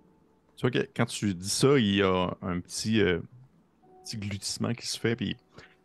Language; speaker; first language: French; native; French